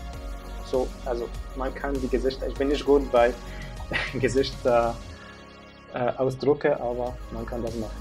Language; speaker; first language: German; non-native, fluent; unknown